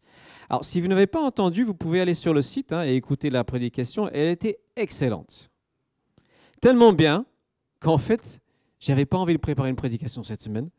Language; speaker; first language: French; native; French